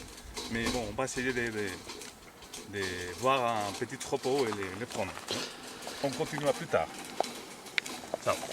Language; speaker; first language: French; non-native, fluent; Spanish